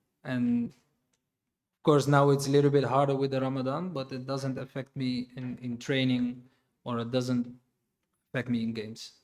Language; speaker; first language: English; non-native, fluent; Dutch